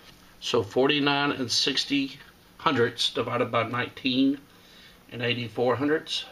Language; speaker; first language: English; native; English